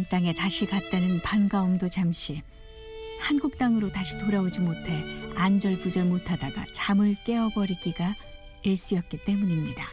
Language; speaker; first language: Korean; native; Korean